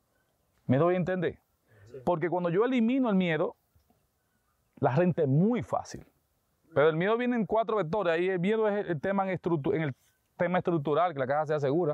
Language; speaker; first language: Spanish; native; Spanish